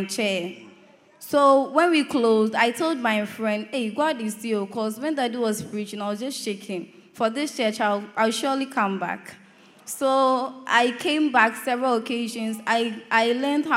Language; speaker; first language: English; non-native, local second language; Akan